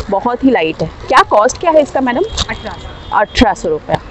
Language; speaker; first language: Hindi; non-native, local second language; Marathi